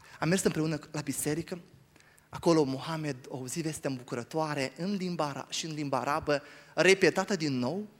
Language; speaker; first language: Romanian; native; Romanian